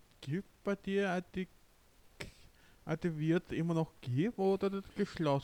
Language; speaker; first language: German; non-native, learner; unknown